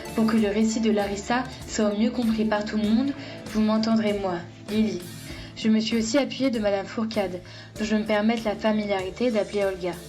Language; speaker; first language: French; native; French